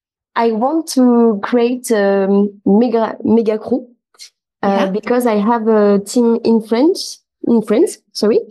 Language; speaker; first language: English; non-native, local second language; French